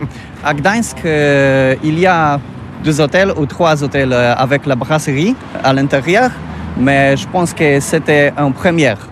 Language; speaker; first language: French; non-native, learner; Polish